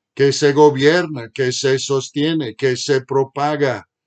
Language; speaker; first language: Spanish; non-native, fluent; English